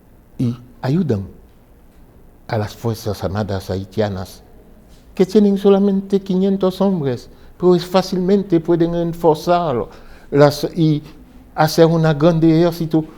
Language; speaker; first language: Spanish; non-native, fluent; Haitian Creole